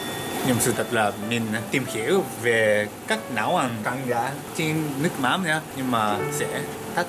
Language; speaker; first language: Vietnamese; non-native, learner; Japanese